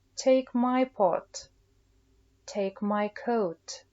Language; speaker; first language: English; non-native, fluent; Kazakh